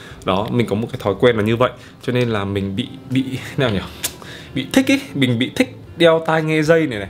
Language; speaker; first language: Vietnamese; native; Vietnamese